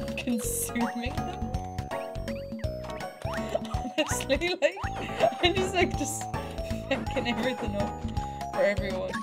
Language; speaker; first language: English; native; English